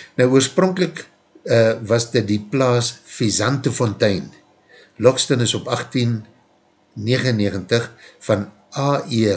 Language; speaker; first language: Afrikaans; native; Afrikaans